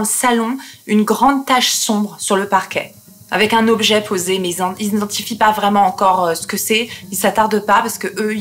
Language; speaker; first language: French; native; French